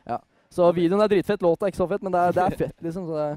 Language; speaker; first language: Norwegian; native; Norwegian